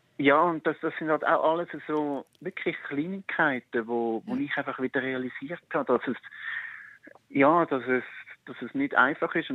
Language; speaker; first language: German; native; German